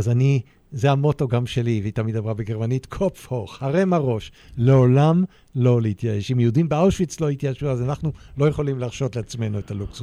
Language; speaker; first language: Hebrew; native; Hebrew